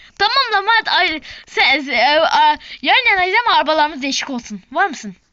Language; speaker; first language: Turkish; native; Turkish